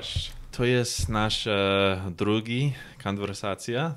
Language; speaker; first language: Polish; non-native, learner; English